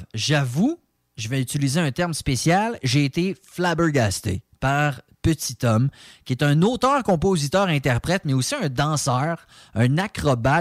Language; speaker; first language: French; native; French